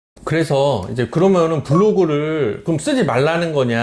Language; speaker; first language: Korean; native; Korean